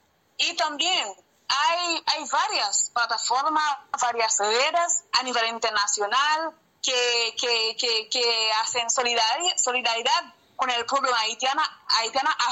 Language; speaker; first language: Spanish; non-native, learner; Haitian Creole